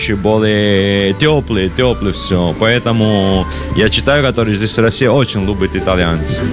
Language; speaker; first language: Russian; non-native, learner; Italian